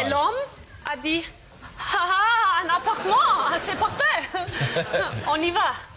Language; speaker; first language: French; non-native, learner; German